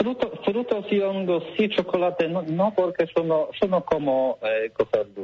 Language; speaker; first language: Spanish; non-native, learner; Polish